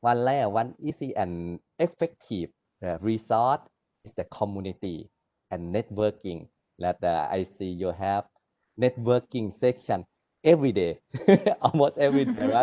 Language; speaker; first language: English; non-native, learner; Thai